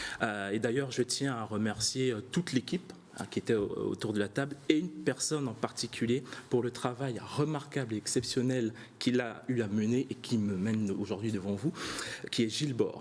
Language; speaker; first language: French; native; French